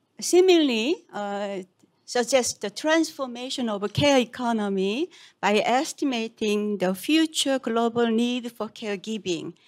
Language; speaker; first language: English; non-native, fluent; Korean